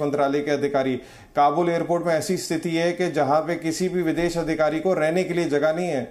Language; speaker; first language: Hindi; native; Hindi